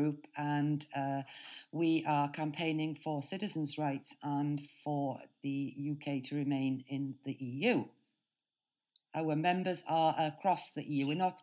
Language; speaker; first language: English; native; English